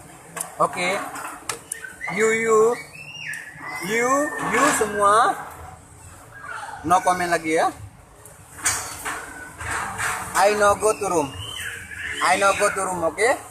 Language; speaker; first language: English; non-native, learner; Achinese